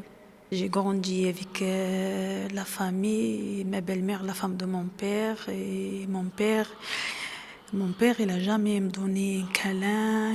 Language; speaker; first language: French; non-native, learner; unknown